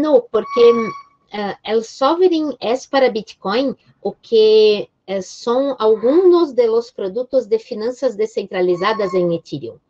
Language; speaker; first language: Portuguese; non-native, fluent; Spanish